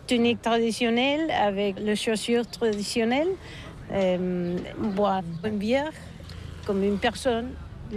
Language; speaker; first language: French; non-native, learner; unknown